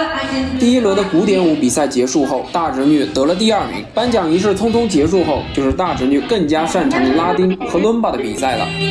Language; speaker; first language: Chinese; native; Chinese